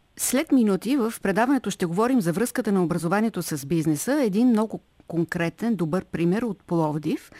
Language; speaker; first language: Bulgarian; native; Bulgarian